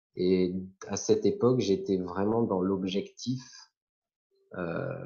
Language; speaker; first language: French; native; French